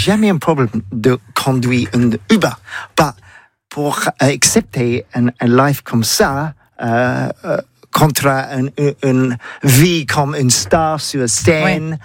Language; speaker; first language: French; non-native, learner; English